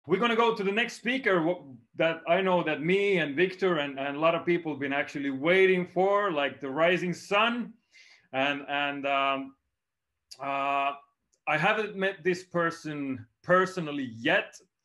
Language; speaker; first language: English; non-native, fluent; Estonian